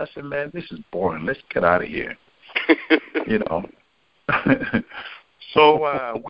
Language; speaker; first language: English; non-native, local second language; Igbo